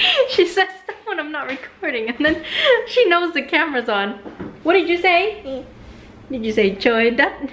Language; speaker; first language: English; native; English